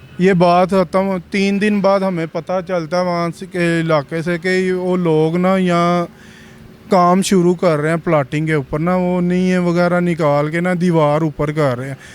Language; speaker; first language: Urdu; non-native, local second language; Punjabi